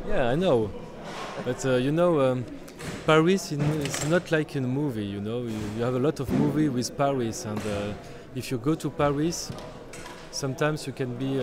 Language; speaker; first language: English; non-native, learner; French